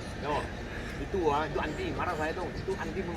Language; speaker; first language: Indonesian; non-native, local second language; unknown